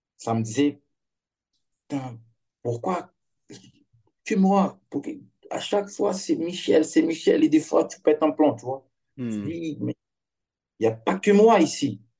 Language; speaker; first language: French; non-native, fluent; Portuguese